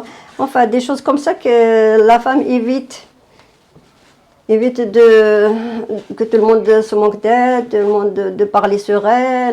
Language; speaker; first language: French; non-native, fluent; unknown